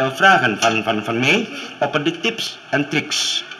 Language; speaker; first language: Dutch; non-native, learner; Indonesian